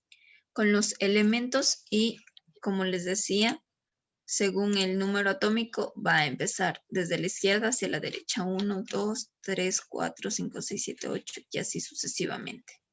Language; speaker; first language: Spanish; native; Spanish